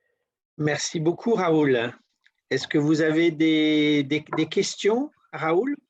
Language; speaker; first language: French; native; French